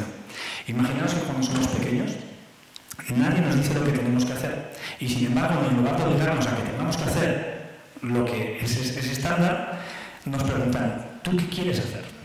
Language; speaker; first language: Spanish; native; Spanish